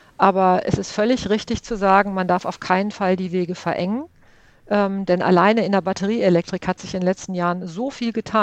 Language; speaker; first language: German; native; German